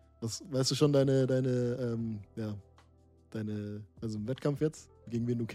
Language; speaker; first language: German; native; German